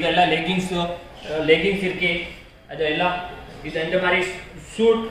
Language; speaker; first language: Tamil; non-native, learner; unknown